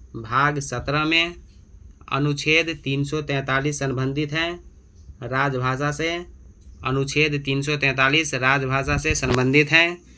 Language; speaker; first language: Hindi; native; Hindi